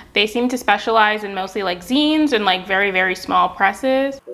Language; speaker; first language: English; native; English